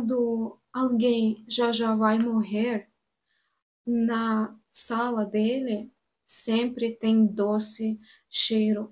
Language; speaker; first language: Portuguese; non-native, learner; Russian